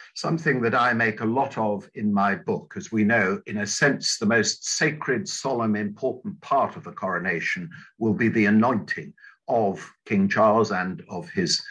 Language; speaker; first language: English; native; English